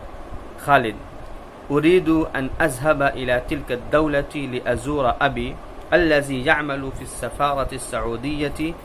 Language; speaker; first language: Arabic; non-native, fluent; Urdu